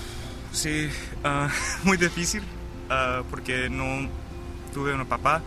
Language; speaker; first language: Spanish; early bilingual, heritage; English